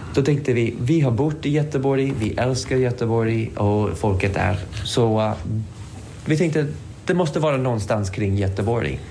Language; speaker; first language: Swedish; non-native, fluent; English